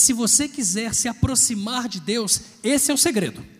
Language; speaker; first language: Portuguese; native; Portuguese